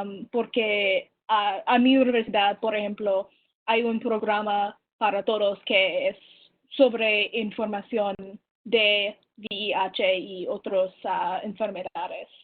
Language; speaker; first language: Spanish; non-native, learner; English